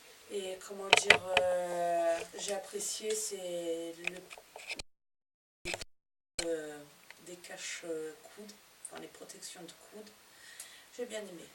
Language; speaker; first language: French; native; French